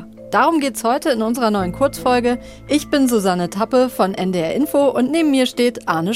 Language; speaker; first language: German; native; German